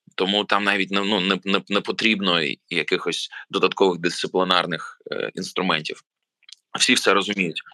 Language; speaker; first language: Ukrainian; non-native, local second language; Russian